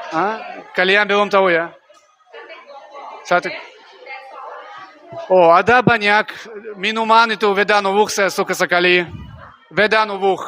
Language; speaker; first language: Indonesian; non-native, learner; Russian